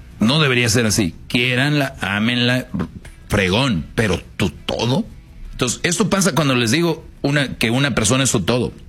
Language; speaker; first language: Spanish; native; Spanish